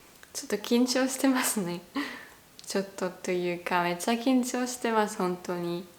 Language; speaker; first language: Japanese; non-native, learner; German